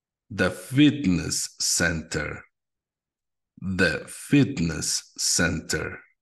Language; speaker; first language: English; non-native, fluent; Spanish